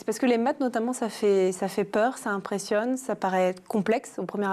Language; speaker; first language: French; native; French